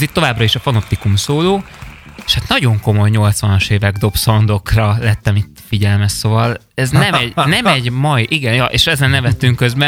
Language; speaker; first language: Hungarian; native; Hungarian